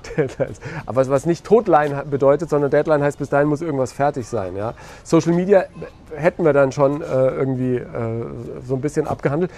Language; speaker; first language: German; native; German